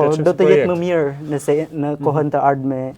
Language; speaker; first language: Albanian; non-native, learner; Indonesian